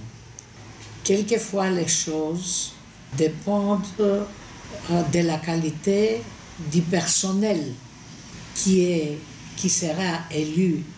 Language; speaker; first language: French; non-native, fluent; Greek